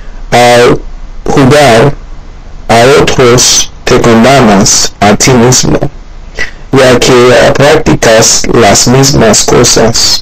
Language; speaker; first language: Spanish; non-native, learner; Haitian Creole